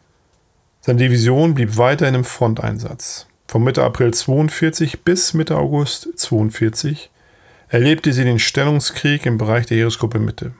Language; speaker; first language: German; native; German